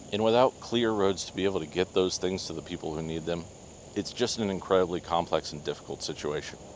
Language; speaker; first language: English; native; English